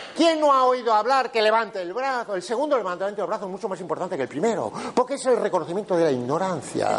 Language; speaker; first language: Spanish; native; Spanish